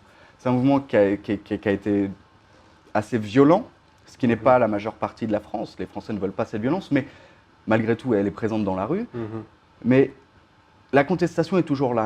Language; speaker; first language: French; native; French